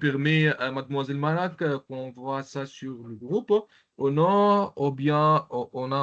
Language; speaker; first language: French; non-native, local second language; Arabic